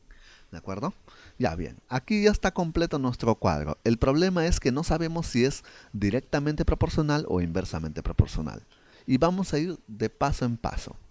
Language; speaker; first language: Spanish; native; Spanish